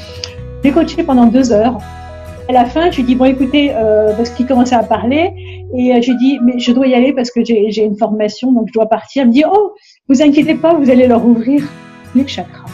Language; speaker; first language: French; native; French